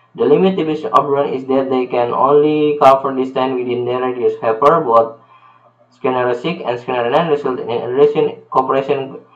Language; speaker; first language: English; non-native, learner; Indonesian